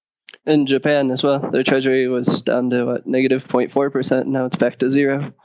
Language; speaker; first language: English; native; English